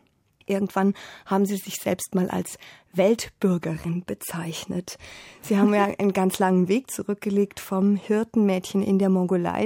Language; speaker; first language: German; native; German